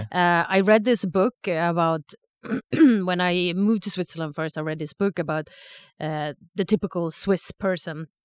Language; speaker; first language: English; non-native, fluent; Swedish